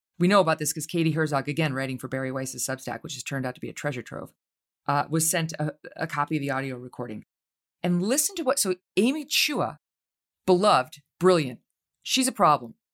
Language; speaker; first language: English; native; English